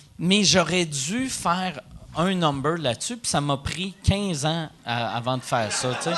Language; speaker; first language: French; native; French